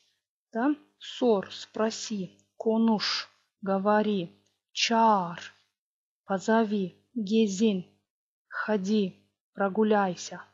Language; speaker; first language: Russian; non-native, local second language; Gagauz